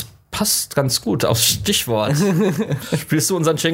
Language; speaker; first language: German; native; German